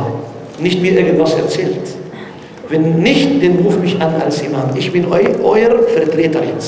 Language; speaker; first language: German; non-native, learner; Arabic